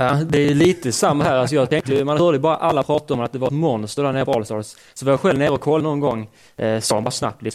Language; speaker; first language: Swedish; native; Swedish